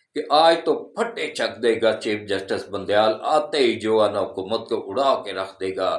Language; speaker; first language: Urdu; non-native, local second language; Punjabi